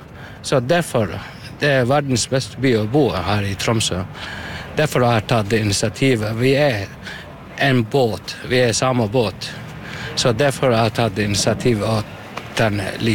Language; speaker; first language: Norwegian; non-native, learner; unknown